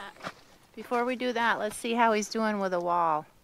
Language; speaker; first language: English; native; English